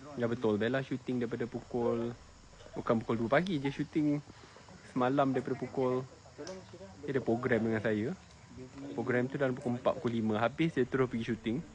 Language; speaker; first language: Malay; native; Malay